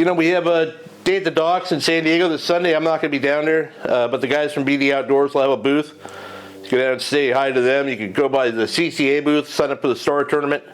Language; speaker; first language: English; native; English